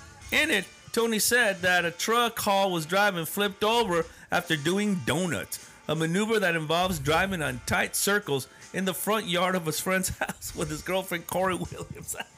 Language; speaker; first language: English; early bilingual, other home language; Spanish